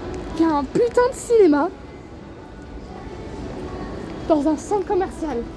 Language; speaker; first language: French; native; French